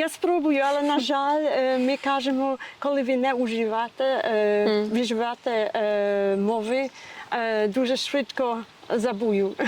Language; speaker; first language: Ukrainian; non-native, learner; English